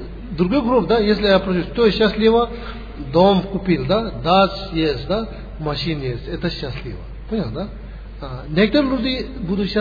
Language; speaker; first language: Russian; non-native, learner; Tibetan